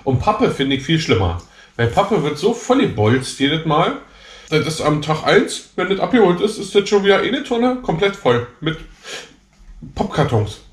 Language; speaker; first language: German; native; German